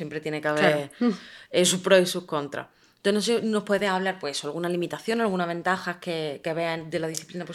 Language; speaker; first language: Spanish; native; Spanish